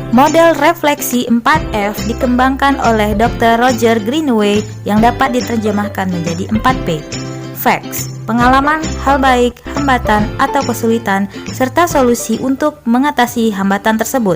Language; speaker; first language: Indonesian; native; Indonesian